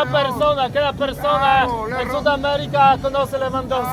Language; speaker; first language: Spanish; non-native, learner; Polish